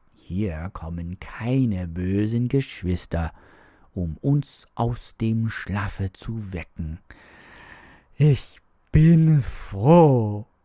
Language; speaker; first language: German; non-native, fluent; English